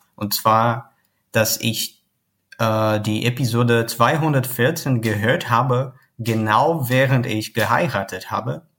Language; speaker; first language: German; non-native, fluent; Portuguese